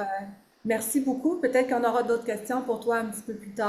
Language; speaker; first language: French; native; French